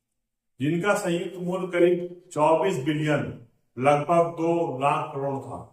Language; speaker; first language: Hindi; native; Hindi